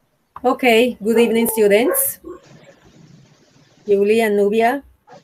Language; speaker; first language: English; non-native, fluent; Spanish